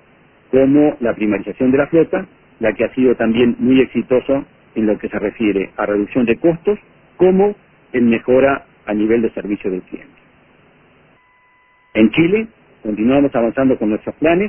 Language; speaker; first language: Spanish; native; Spanish